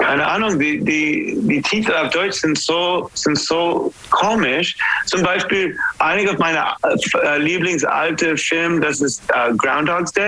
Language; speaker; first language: German; non-native, learner; English